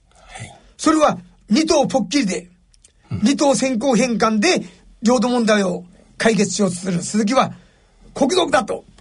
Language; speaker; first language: Japanese; native; Japanese